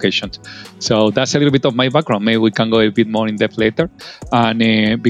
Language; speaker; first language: English; non-native, fluent; Spanish